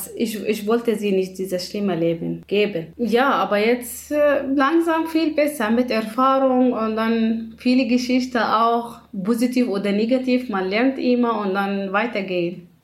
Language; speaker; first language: German; non-native, learner; Arabic